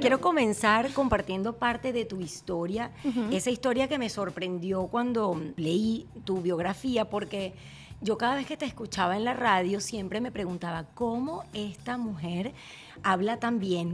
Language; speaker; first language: Spanish; native; Spanish